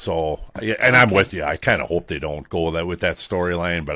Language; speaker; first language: English; native; English